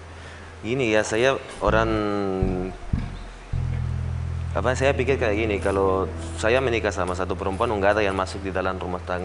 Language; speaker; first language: Indonesian; non-native, learner; Spanish